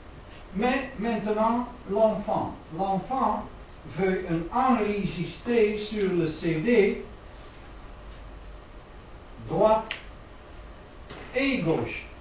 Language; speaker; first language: French; non-native, learner; Dutch